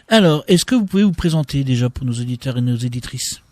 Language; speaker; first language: French; native; French